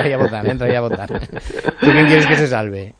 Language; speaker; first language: Spanish; native; Spanish